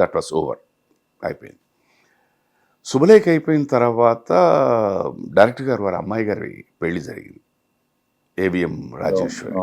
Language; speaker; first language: Telugu; native; Telugu